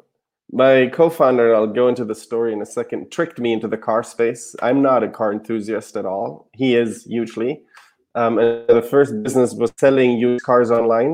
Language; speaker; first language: English; non-native, fluent; German